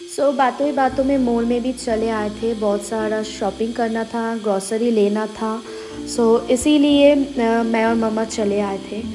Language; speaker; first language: Hindi; non-native, local second language; Bangla